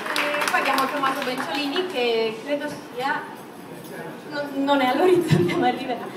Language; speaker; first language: Italian; native; Italian